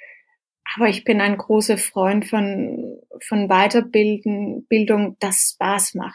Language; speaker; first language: German; non-native, fluent; Danish